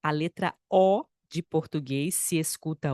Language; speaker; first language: Portuguese; non-native, fluent; Spanish